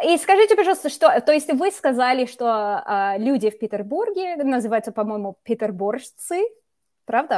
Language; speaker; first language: Russian; non-native, fluent; English